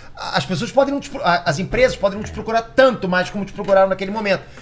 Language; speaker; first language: Portuguese; native; Portuguese